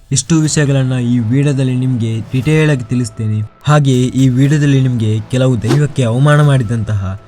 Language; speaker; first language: Kannada; non-native, local second language; Tulu